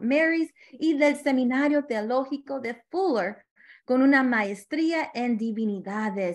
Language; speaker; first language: Spanish; early bilingual, heritage; Spanish